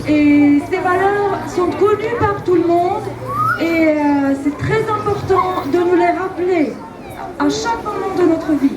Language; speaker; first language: French; non-native, fluent; Romanian